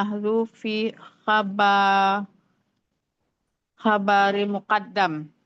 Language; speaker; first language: Arabic; non-native, learner; Indonesian